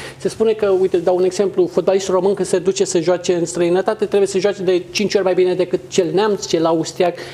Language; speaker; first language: Romanian; native; Romanian